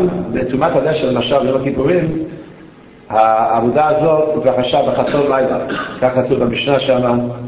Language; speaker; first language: Hebrew; non-native, fluent; English